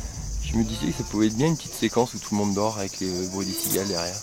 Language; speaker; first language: French; native; French